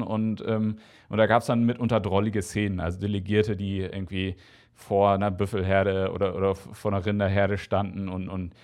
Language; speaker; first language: German; native; German